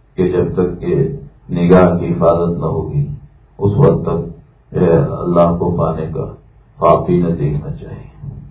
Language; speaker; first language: Urdu; native; Urdu